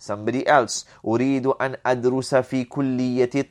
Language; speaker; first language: Arabic; non-native, fluent; English